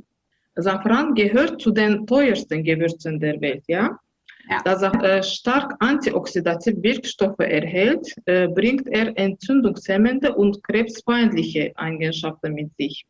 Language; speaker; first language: German; non-native, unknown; Azerbaijani